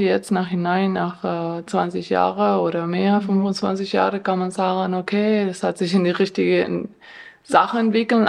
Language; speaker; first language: German; non-native, fluent; Spanish